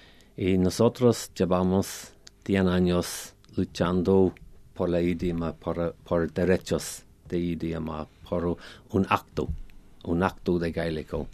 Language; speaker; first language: Spanish; non-native, fluent; English